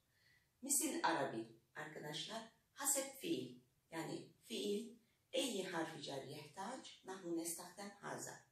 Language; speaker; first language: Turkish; non-native, fluent; Arabic